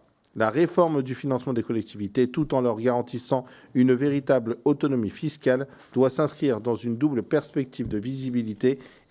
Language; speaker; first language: French; native; French